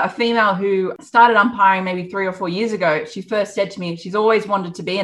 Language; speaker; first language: English; native; English